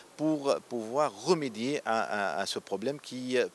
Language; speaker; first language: French; non-native, local second language; Arabic